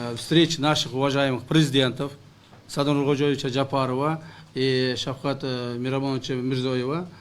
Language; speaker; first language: Russian; non-native, local second language; Kyrgyz